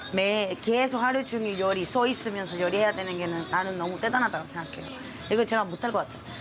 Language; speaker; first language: Korean; non-native, fluent; Spanish